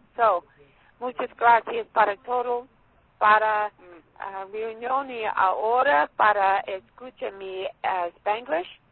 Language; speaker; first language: Spanish; non-native, learner; English